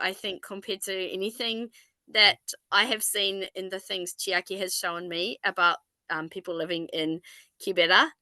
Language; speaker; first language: English; non-native, fluent; Japanese